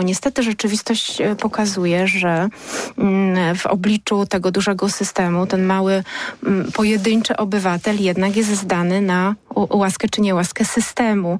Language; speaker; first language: Polish; native; Polish